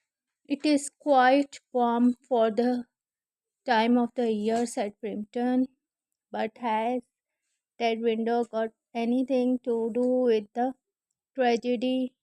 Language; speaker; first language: English; non-native, learner; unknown